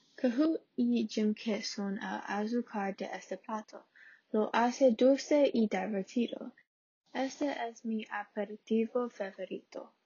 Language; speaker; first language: Spanish; non-native, learner; English